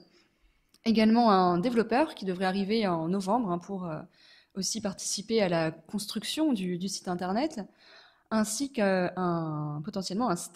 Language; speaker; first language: French; native; French